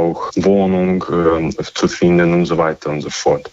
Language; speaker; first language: German; non-native, fluent; Ukrainian